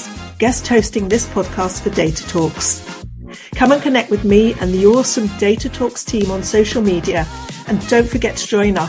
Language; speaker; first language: English; native; English